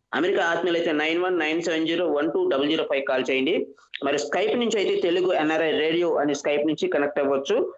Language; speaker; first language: Telugu; native; Telugu